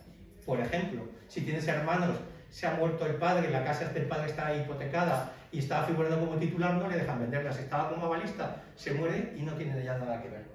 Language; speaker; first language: Spanish; native; Spanish